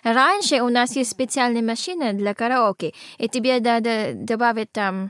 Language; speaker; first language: Russian; non-native, learner; Filipino